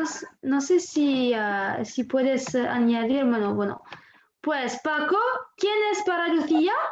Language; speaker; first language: Spanish; non-native, fluent; French